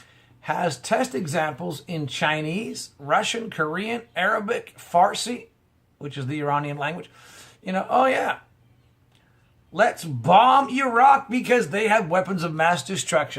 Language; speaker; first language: English; native; English